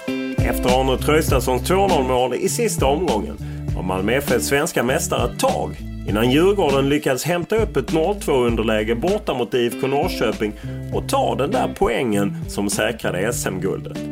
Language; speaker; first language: Swedish; native; Swedish